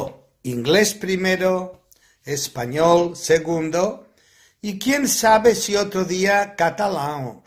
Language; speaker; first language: Portuguese; non-native, fluent; Spanish